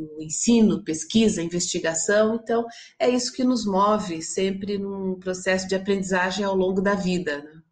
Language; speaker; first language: Portuguese; non-native, local second language; Kabuverdianu